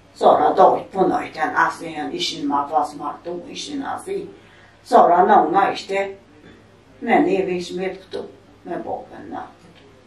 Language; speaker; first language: Albanian; early bilingual, heritage; Albanian